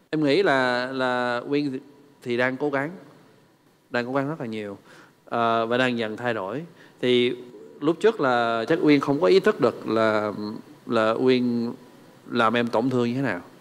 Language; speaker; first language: Vietnamese; non-native, fluent; English